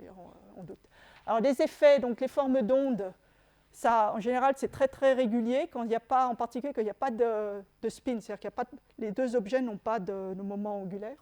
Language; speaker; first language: French; native; French